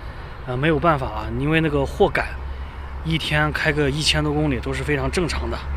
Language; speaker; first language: Chinese; native; Chinese